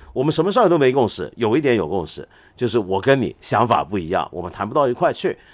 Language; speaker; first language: Chinese; non-native, local second language; Cantonese